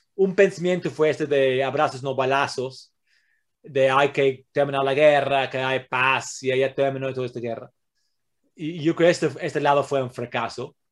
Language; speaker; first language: Spanish; non-native, fluent; English